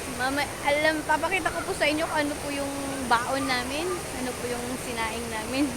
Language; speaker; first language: Filipino; non-native, local second language; Waray